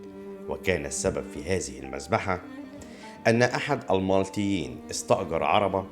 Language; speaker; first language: Arabic; native; Arabic